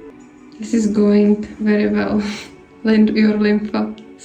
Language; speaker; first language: English; non-native, learner; Czech